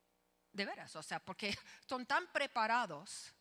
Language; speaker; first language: Spanish; non-native, fluent; English